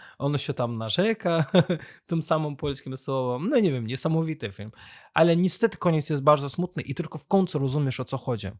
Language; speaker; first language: Polish; non-native, fluent; Azerbaijani